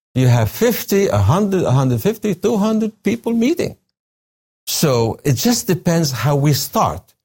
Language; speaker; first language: English; non-native, fluent; Arabic